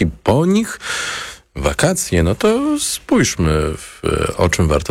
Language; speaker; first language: Polish; native; Polish